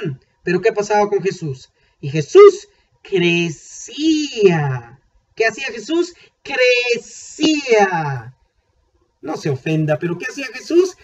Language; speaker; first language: Spanish; native; Spanish